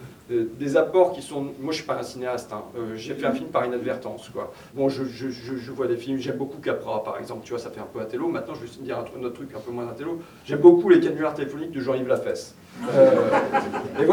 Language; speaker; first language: French; native; French